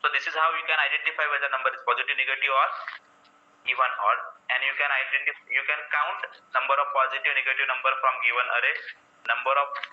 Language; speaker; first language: English; non-native, local second language; Marathi